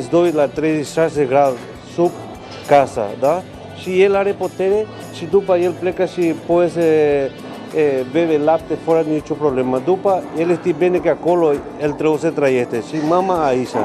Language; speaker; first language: Romanian; non-native, learner; Spanish